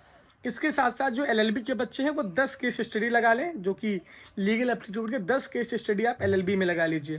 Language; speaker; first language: Hindi; native; Hindi